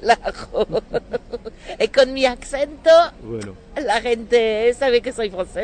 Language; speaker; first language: Spanish; non-native, fluent; French